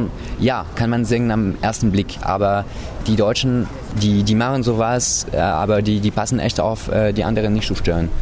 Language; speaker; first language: German; non-native, fluent; French